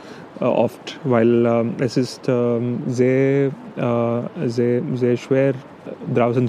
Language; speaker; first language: German; non-native, fluent; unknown